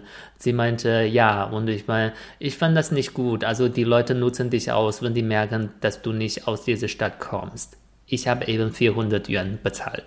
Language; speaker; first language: German; non-native, fluent; Chinese